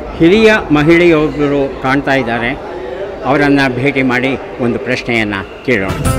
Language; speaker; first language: Kannada; native; Kannada